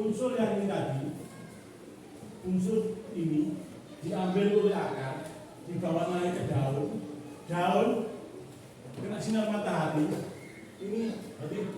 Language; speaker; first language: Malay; non-native, local second language; Javanese